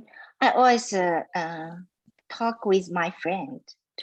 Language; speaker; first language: English; non-native, learner; Chinese